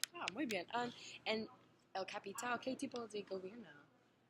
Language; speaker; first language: Spanish; non-native, learner; English